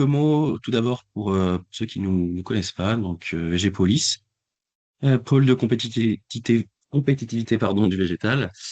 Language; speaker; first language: French; native; French